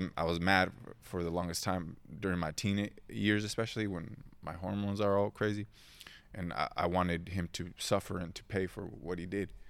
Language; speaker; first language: English; early bilingual, other home language; Spanish